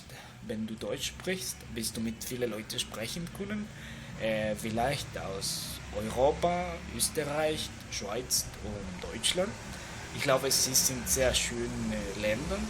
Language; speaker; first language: German; non-native, learner; Spanish